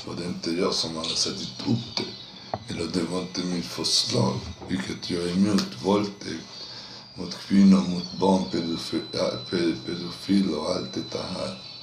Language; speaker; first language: Swedish; non-native, fluent; Spanish